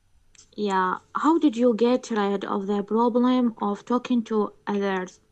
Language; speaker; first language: English; non-native, learner; Arabic